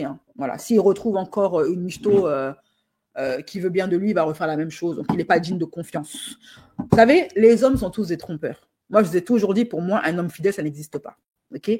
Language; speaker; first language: French; native; French